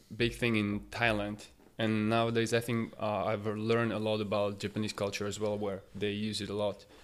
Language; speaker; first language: English; non-native, fluent; Slovak